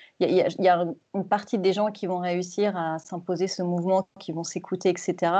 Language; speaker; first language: French; native; French